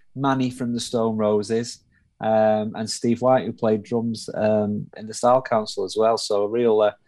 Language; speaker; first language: English; native; English